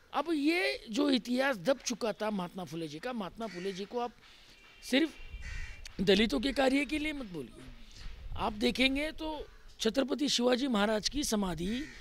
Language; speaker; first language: Hindi; non-native, local second language; Marathi